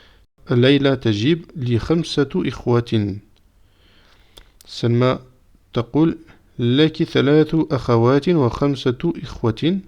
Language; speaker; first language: Arabic; non-native, fluent; French